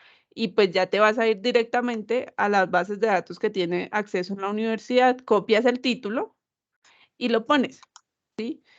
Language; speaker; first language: Spanish; native; Spanish